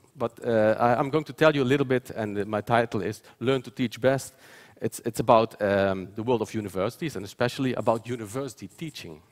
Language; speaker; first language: English; non-native, fluent; Dutch